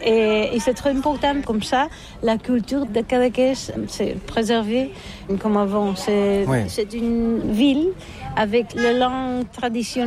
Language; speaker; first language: French; non-native, learner; Catalan